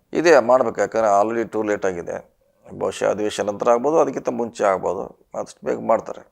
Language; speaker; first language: Kannada; native; Kannada